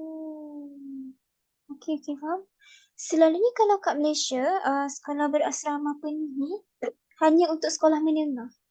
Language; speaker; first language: Malay; native; Malay